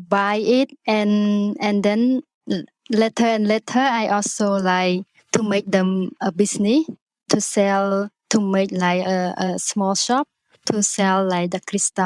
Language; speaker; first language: English; non-native, learner; Khmer